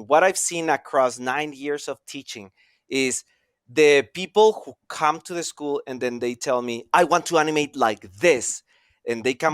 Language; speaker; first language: English; non-native, fluent; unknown